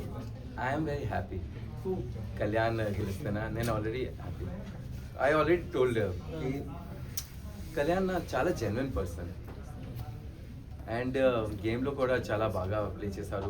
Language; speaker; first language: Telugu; non-native, learner; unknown